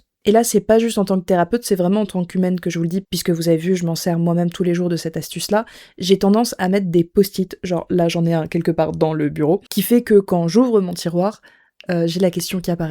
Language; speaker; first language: French; native; French